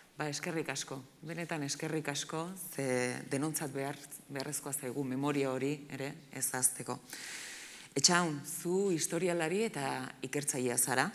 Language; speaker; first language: Basque; native; Basque